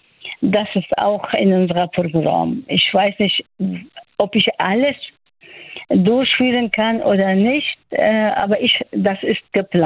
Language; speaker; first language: German; non-native, fluent; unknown